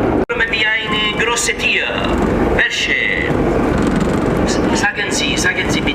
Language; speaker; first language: German; non-native, learner; Italian